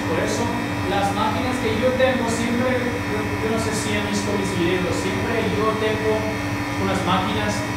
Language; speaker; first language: Spanish; non-native, learner; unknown